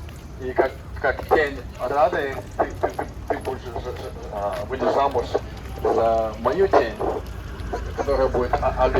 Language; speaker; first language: Russian; native; Russian